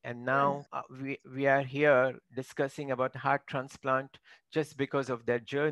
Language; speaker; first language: English; non-native, local second language; Marathi